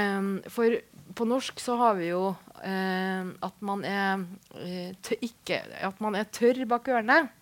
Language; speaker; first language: Norwegian; native; Norwegian